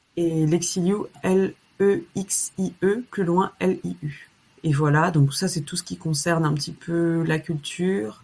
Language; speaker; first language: French; early bilingual, other home language; Chinese